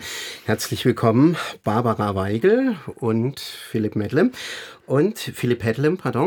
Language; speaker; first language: German; native; German